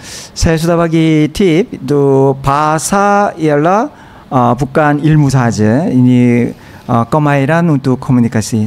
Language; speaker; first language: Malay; non-native, learner; Korean